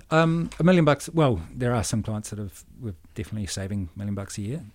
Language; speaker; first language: English; native; English